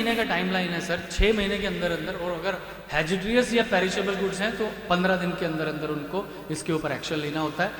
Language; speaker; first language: Hindi; native; Hindi